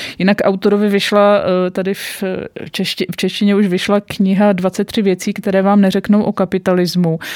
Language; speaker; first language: Czech; native; Czech